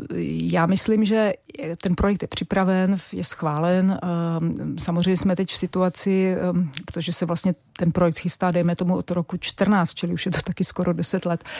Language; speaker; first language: Czech; native; Czech